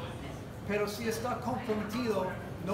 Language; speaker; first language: Spanish; non-native, learner; English